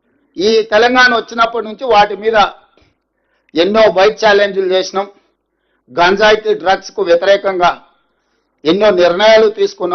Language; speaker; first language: Telugu; native; Telugu